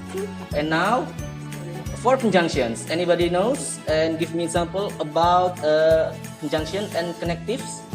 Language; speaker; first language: English; non-native, learner; Indonesian